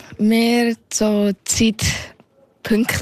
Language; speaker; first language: German; early bilingual, heritage; German